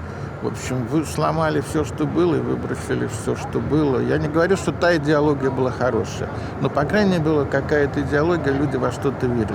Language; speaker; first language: Russian; native; Russian